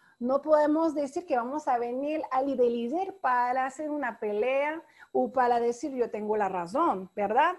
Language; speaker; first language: Spanish; non-native, fluent; French